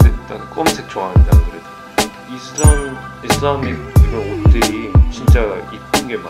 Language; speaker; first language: Korean; native; Korean